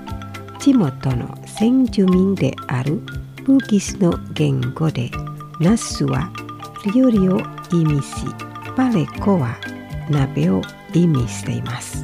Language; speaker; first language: Japanese; non-native, fluent; Indonesian